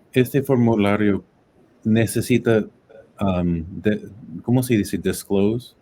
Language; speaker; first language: Spanish; non-native, fluent; English